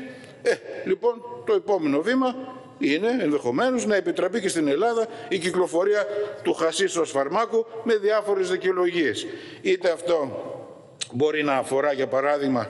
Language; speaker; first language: Greek; native; Greek